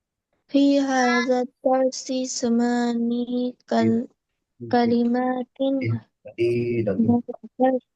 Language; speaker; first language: Arabic; non-native, learner; Bangla